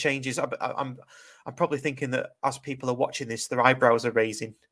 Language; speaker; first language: English; native; English